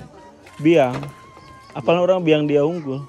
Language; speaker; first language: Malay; non-native, local second language; Sundanese